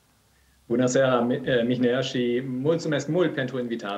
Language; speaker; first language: Romanian; non-native, learner; German